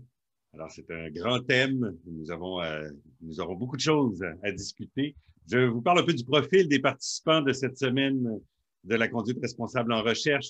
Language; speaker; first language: French; native; French